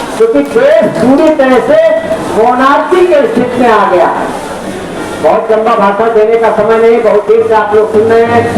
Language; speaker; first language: Hindi; native; Hindi